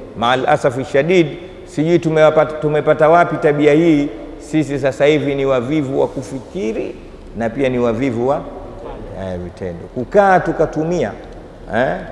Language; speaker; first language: Swahili; native; Swahili